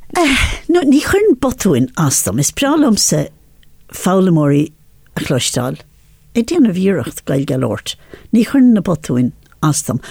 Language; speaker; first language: Irish; non-native, local second language; English